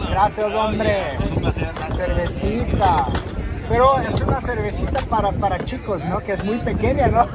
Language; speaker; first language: Spanish; non-native, learner; Portuguese